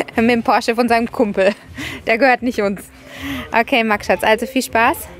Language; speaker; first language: German; non-native, fluent; Italian